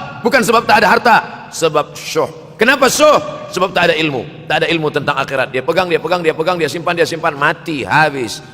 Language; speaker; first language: Malay; native; Malay